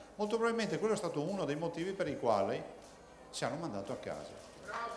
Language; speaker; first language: Italian; non-native, local second language; Venetian